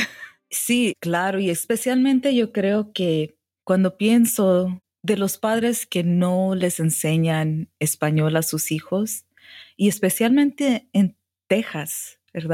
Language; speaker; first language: Spanish; early bilingual, heritage; Spanish